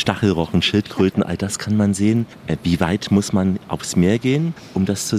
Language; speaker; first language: German; native; German